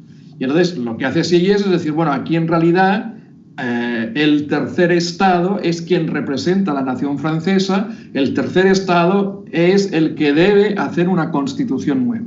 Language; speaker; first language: Spanish; native; Spanish